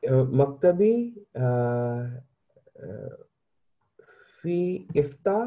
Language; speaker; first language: Arabic; non-native, learner; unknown